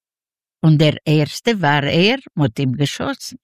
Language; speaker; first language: German; non-native, learner; Yiddish